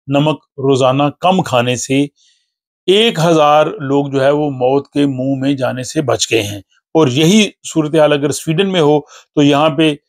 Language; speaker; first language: Urdu; non-native, local second language; Punjabi